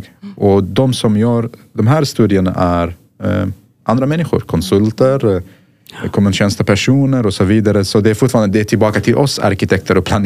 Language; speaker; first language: Swedish; non-native, fluent; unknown